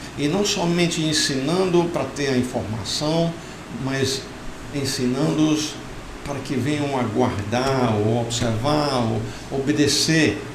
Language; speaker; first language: Portuguese; non-native, fluent; English